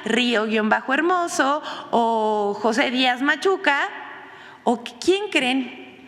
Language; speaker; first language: Spanish; native; Spanish